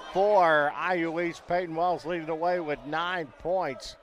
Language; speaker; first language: English; native; English